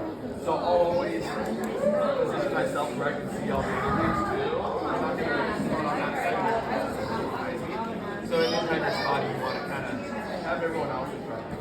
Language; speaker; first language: English; native; English